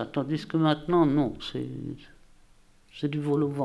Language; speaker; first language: French; native; French